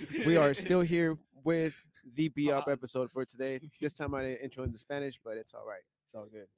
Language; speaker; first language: English; early bilingual, other home language; Spanish